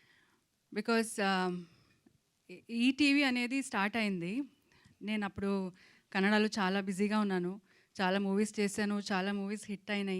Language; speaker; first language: Telugu; non-native, local second language; Kannada